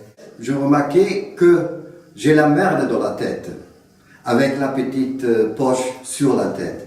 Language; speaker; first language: French; non-native, fluent; German